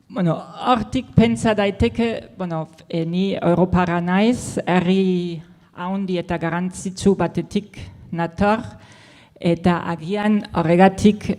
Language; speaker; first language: Basque; non-native, fluent; German